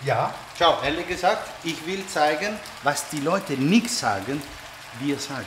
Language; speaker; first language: German; non-native, fluent; Italian